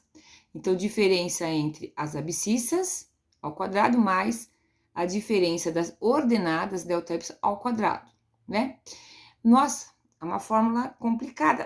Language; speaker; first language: Portuguese; native; Portuguese